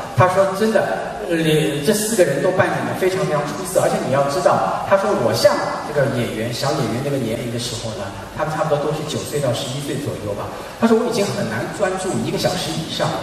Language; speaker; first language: Chinese; native; Chinese